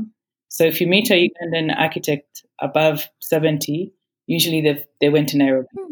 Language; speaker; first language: English; non-native, local second language; Ganda